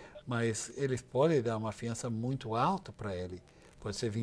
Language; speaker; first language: Portuguese; non-native, fluent; English